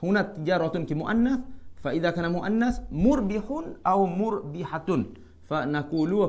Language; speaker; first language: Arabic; non-native, fluent; Malay